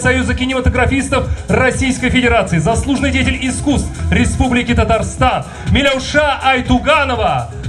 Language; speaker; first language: Russian; native; Russian